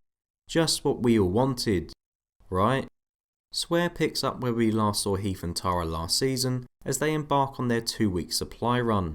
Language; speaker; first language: English; native; English